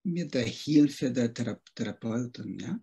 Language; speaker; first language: German; non-native, fluent; Spanish